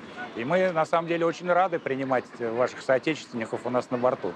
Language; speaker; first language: Russian; native; Russian